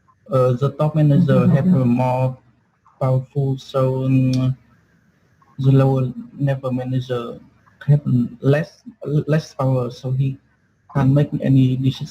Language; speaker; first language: English; non-native, learner; Vietnamese